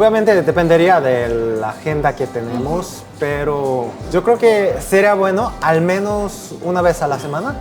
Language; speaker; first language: Spanish; non-native, fluent; Korean